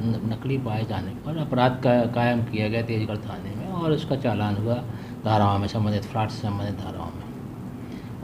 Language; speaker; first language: Hindi; native; Hindi